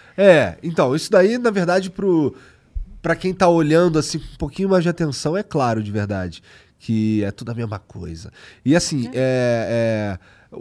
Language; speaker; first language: Portuguese; native; Portuguese